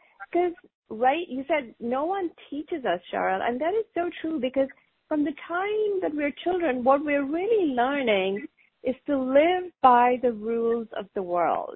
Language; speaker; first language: English; non-native, local second language; Hindi